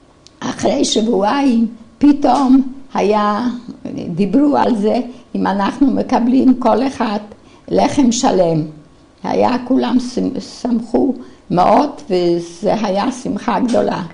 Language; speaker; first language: Hebrew; non-native, fluent; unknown